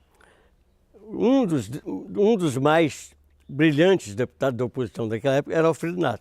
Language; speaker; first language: Portuguese; native; Portuguese